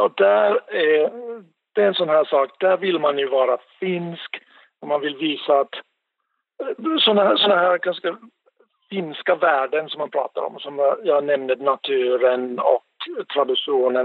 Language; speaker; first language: Swedish; non-native, local second language; Finnish